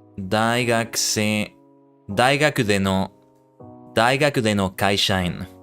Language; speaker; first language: Japanese; non-native, learner; English